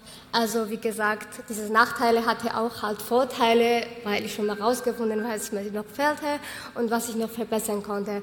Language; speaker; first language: German; non-native, fluent; Georgian